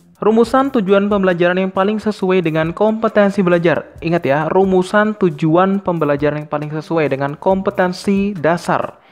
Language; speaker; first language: Indonesian; native; Indonesian